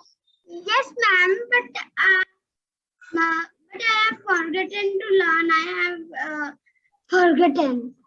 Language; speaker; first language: English; non-native, learner; Hindi